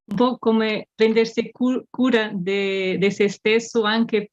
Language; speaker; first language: Italian; non-native, fluent; Portuguese